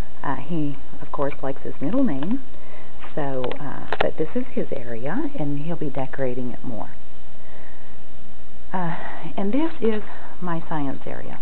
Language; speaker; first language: English; native; English